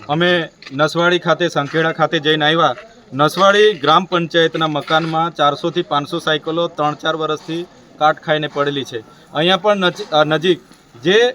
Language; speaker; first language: Gujarati; non-native, local second language; Bhili